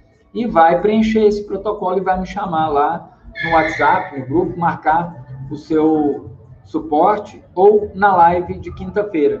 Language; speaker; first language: Portuguese; native; Portuguese